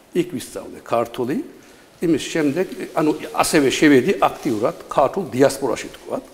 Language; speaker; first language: Georgian; non-native, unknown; Turkish